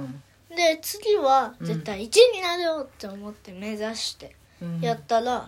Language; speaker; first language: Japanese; early bilingual, other home language; Korean